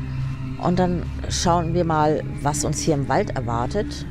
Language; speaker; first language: German; native; German